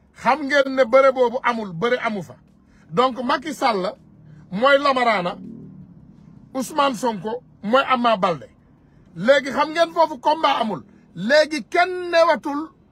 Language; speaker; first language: Wolof; non-native, local second language; Soninke